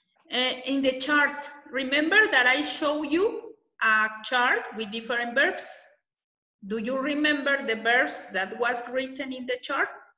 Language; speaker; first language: English; non-native, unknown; Spanish